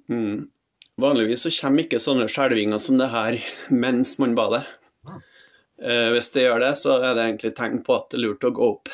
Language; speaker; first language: Norwegian; native; Norwegian